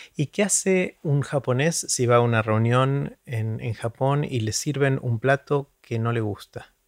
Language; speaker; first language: Spanish; native; Spanish